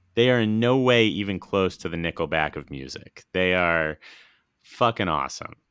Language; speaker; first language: English; native; English